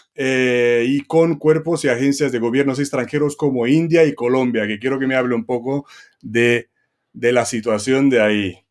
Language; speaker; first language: Spanish; non-native, fluent; Romanian